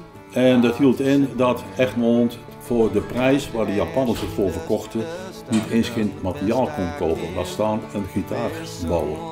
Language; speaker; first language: Dutch; native; Dutch